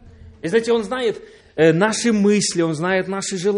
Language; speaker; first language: Polish; non-native, learner; Russian